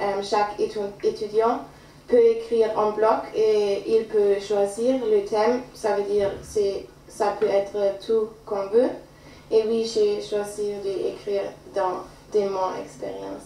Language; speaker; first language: French; non-native, learner; German